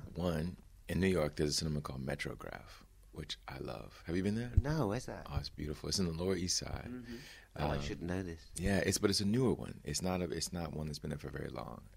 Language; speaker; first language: English; native; English